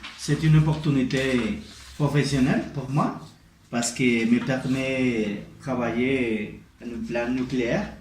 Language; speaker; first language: French; non-native, learner; Spanish